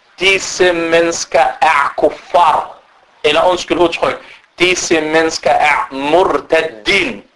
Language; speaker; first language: Danish; non-native, fluent; Arabic